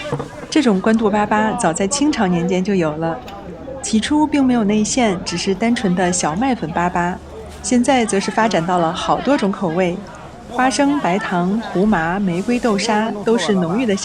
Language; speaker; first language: Chinese; native; Chinese